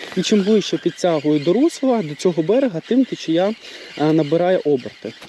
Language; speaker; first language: Ukrainian; native; Ukrainian